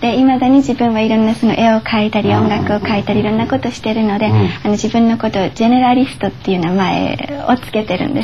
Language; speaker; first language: Japanese; native; Japanese